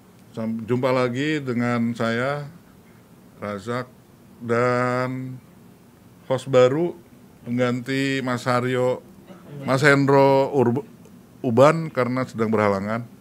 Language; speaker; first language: Indonesian; native; Indonesian